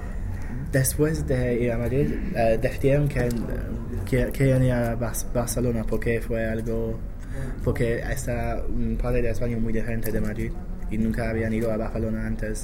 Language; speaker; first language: Spanish; non-native, learner; English